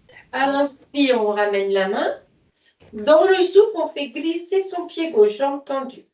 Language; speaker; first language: French; native; French